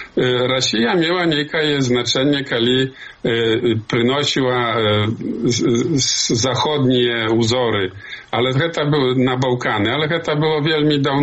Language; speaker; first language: Polish; non-native, learner; Belarusian